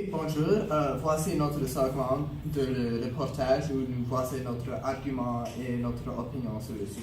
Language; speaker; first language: French; non-native, local second language; English